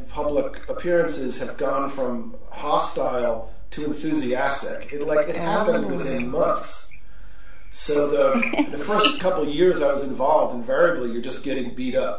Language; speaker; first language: English; native; English